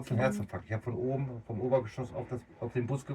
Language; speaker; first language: German; native; German